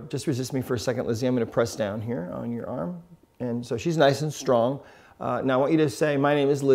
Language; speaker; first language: English; native; English